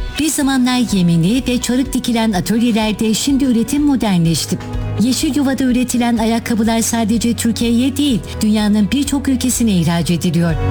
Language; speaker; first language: Turkish; native; Turkish